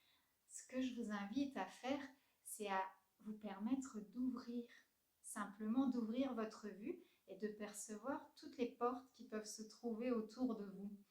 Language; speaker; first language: French; native; French